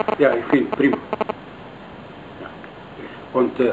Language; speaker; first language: Dutch; non-native, learner; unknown